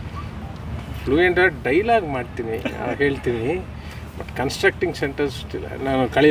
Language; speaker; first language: Kannada; non-native, learner; Telugu